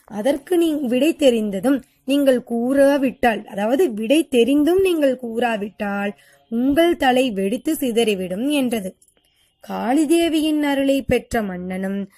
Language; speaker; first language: Tamil; native; Tamil